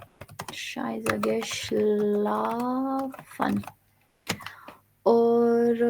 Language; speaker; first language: German; non-native, fluent; Urdu